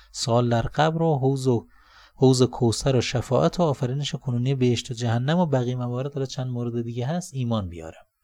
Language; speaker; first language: Persian; native; Persian